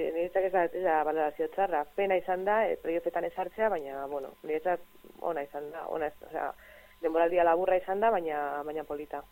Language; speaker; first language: Basque; non-native, local second language; Spanish